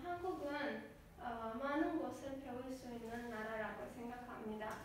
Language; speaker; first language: Korean; non-native, learner; Azerbaijani